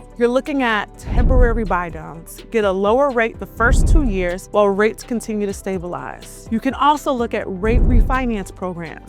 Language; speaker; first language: English; native; English